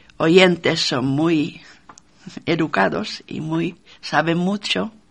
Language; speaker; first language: Spanish; non-native, fluent; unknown